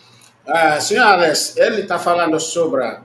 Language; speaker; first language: Portuguese; non-native, learner; Igbo